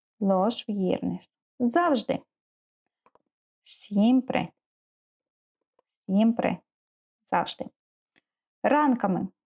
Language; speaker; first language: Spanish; non-native, learner; Ukrainian